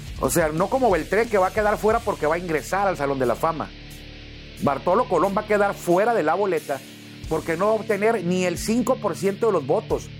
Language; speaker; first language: Spanish; native; Spanish